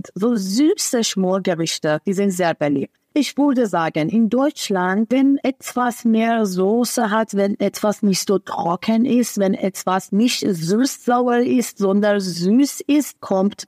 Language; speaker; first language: German; non-native, fluent; Persian